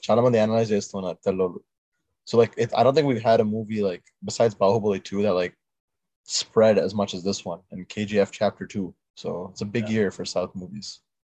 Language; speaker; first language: English; early bilingual, other home language; Telugu